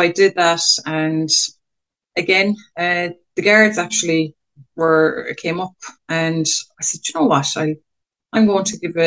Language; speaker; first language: English; native; English